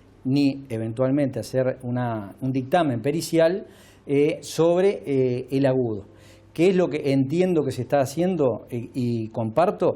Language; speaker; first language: Spanish; native; Spanish